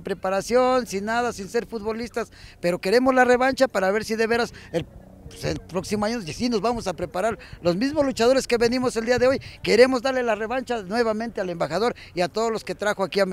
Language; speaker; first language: Spanish; native; Spanish